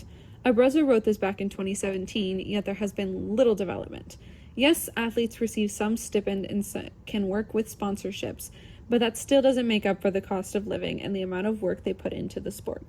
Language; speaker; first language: English; native; English